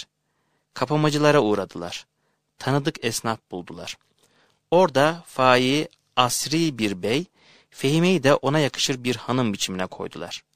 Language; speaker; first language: Turkish; native; Turkish